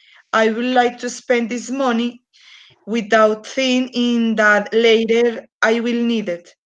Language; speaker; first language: English; non-native, learner; Spanish